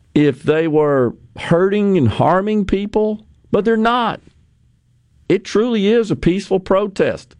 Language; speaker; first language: English; native; English